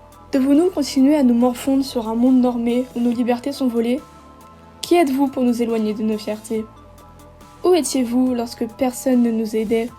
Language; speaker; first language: French; native; French